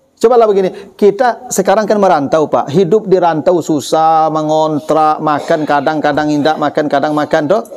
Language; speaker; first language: Malay; non-native, local second language; Minangkabau